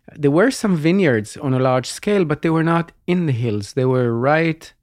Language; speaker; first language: English; non-native, fluent; Hebrew